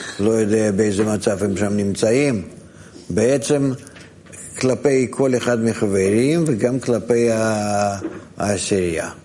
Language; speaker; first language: Hebrew; non-native, fluent; Russian